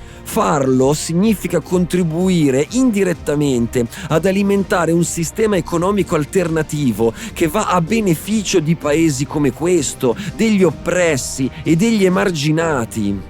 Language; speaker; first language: Italian; native; Italian